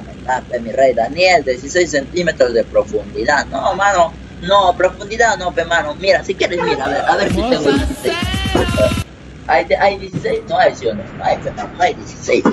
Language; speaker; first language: Spanish; native; Spanish